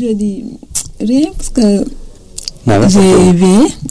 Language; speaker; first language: French; non-native, learner; Wolof